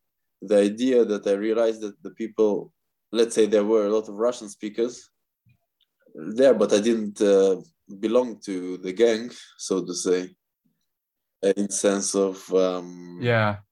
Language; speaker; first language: English; non-native, fluent; Russian